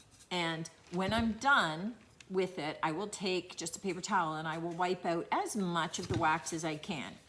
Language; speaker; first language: English; native; English